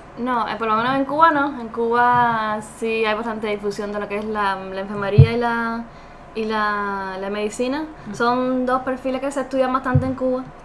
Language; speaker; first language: Spanish; native; Spanish